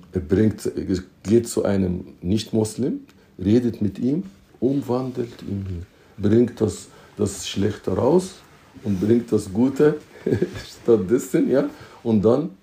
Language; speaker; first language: German; non-native, fluent; Arabic